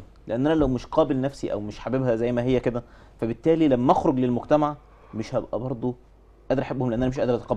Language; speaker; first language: Arabic; native; Arabic